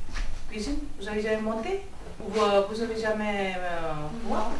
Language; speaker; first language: French; non-native, fluent; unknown